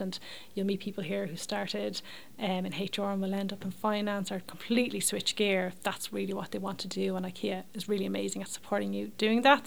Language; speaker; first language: English; native; English